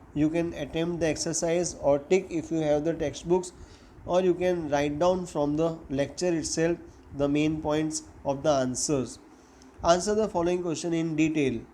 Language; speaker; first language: English; non-native, local second language; Gujarati